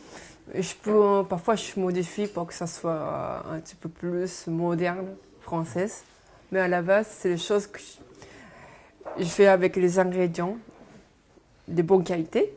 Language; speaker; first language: French; non-native, fluent; Japanese